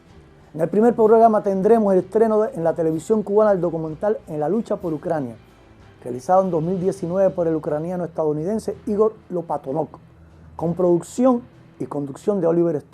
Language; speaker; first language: Spanish; native; Spanish